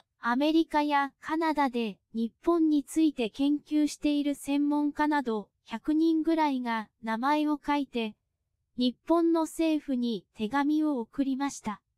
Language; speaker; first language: Japanese; non-native, fluent; Cantonese